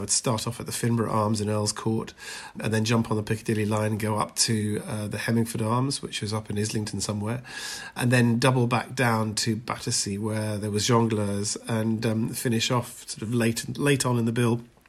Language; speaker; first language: English; native; English